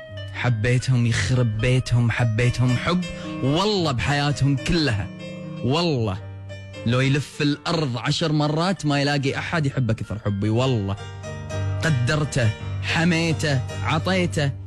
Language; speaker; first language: Arabic; native; Arabic